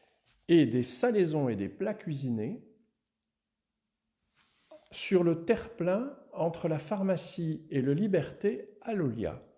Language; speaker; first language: French; native; French